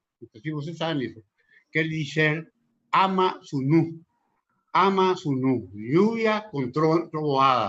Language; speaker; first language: Portuguese; non-native, local second language; Spanish